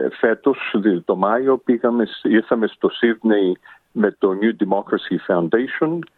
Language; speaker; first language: Greek; early bilingual, heritage; Greek